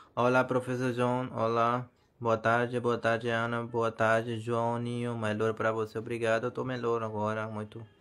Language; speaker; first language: Portuguese; non-native, learner; Hindi